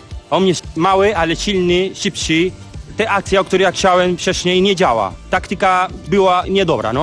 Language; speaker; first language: Polish; non-native, learner; Spanish